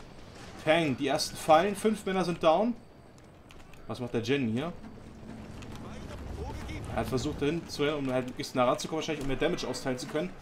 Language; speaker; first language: German; native; German